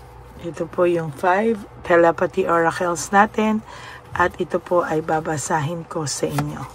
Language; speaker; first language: Filipino; native; Filipino